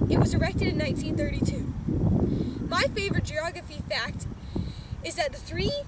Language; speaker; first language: English; native; English